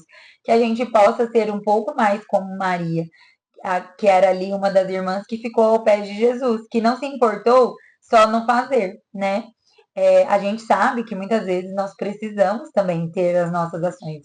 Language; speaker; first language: Portuguese; native; Portuguese